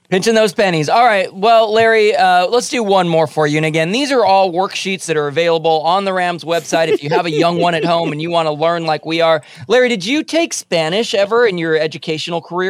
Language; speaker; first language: English; native; English